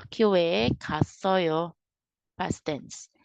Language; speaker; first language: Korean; non-native, learner; Kinaray-a